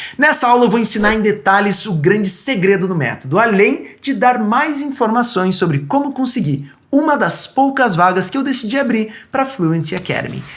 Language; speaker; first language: Portuguese; native; Portuguese